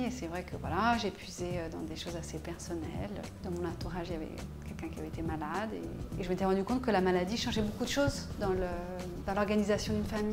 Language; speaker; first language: French; native; French